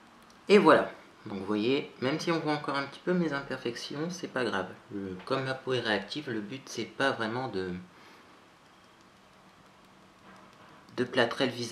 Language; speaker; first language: French; native; French